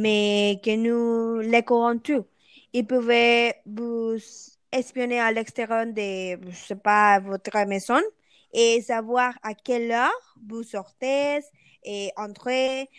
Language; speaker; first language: French; non-native, learner; Spanish